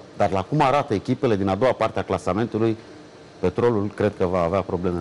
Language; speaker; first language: Romanian; native; Romanian